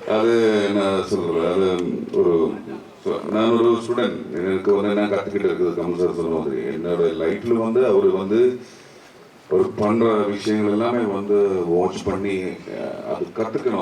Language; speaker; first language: Tamil; non-native, local second language; Malayalam